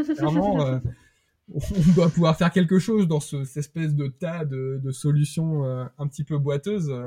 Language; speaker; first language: French; native; French